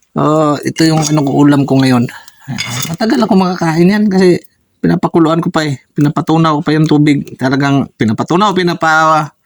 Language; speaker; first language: Filipino; non-native, local second language; Cebuano